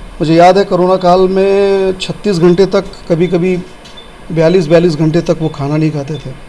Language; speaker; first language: Hindi; non-native, local second language; Bhojpuri